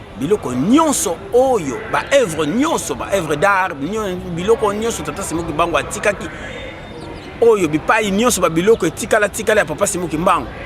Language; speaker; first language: Lingala; non-native, local second language; Kongo